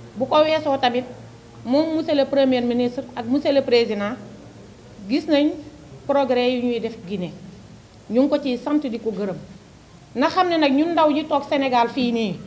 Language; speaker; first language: Wolof; non-native, fluent; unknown